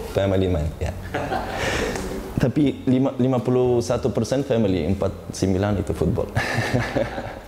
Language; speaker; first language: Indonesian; non-native, learner; Uzbek